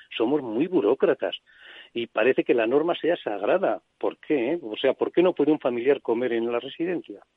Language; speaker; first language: Spanish; native; Spanish